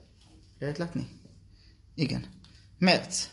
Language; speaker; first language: Hungarian; non-native, learner; Hebrew